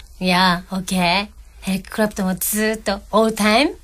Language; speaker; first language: English; non-native, learner; Japanese